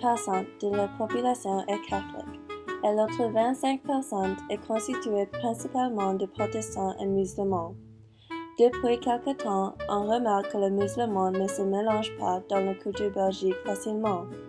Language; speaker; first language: French; non-native, learner; English